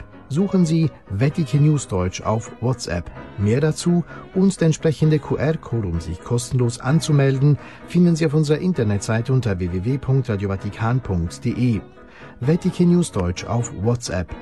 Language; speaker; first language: German; native; German